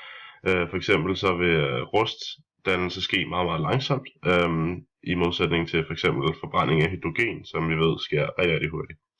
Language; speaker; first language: Danish; native; Danish